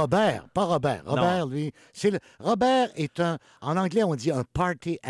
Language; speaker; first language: French; native; French